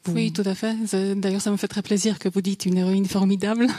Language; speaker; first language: French; non-native, fluent; Polish